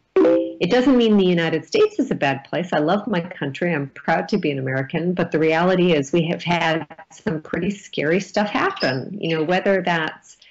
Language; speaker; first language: English; native; English